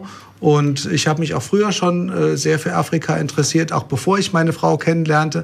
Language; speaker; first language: German; native; German